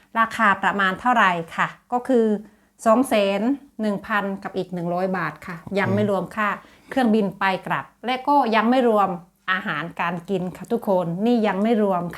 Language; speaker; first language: Thai; native; Thai